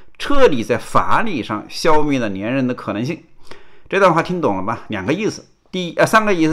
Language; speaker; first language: Chinese; native; Chinese